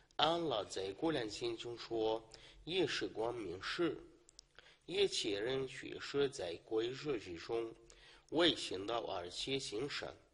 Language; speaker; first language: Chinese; non-native, learner; Arabic